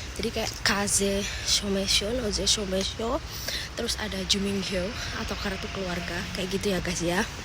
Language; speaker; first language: Indonesian; native; Indonesian